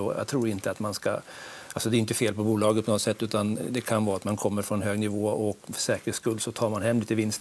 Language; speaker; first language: Swedish; native; Swedish